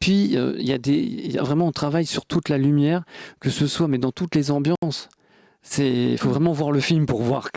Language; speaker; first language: French; native; French